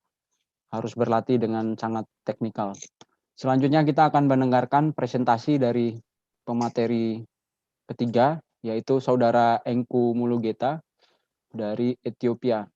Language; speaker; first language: Indonesian; native; Indonesian